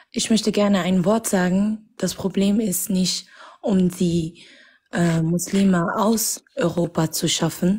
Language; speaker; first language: German; non-native, fluent; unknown